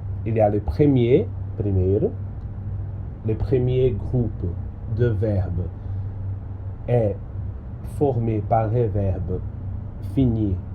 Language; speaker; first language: French; non-native, learner; Portuguese